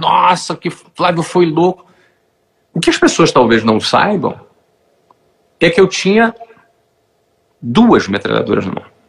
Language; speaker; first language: Portuguese; native; Portuguese